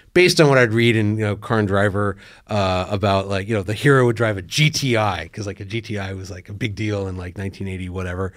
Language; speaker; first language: English; native; English